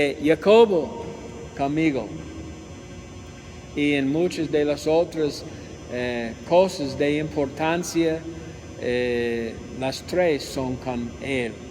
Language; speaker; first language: Spanish; non-native, learner; English